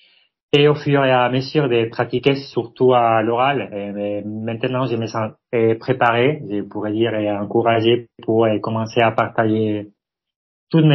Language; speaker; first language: French; non-native, fluent; Spanish